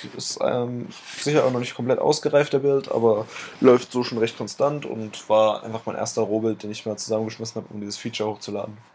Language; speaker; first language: German; native; German